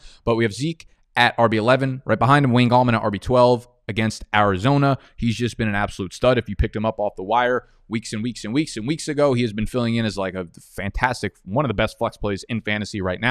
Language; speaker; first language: English; native; English